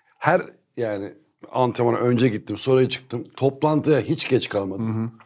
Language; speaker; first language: Turkish; native; Turkish